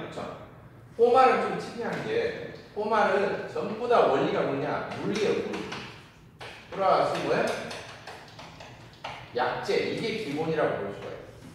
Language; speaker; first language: Korean; native; Korean